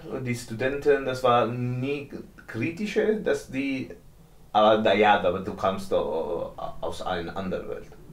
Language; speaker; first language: German; non-native, learner; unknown